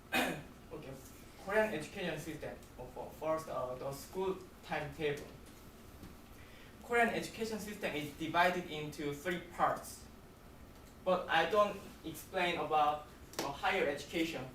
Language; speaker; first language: English; non-native, learner; Korean